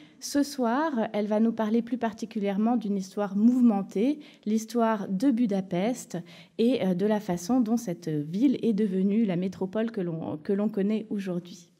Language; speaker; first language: French; native; French